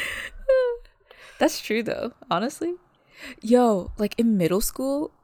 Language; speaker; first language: English; early bilingual, other home language; Malagasy